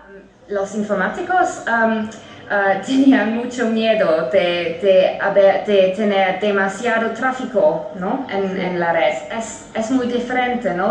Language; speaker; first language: Spanish; non-native, fluent; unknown